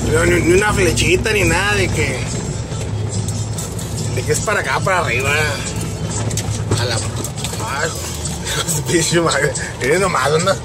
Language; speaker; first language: Spanish; native; Spanish